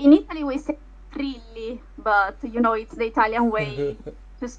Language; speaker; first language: English; non-native, fluent; Italian